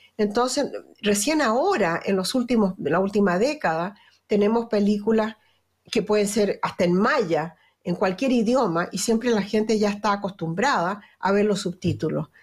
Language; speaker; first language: Spanish; native; Spanish